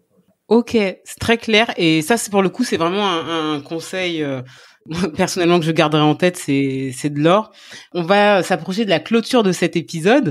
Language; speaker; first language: French; native; French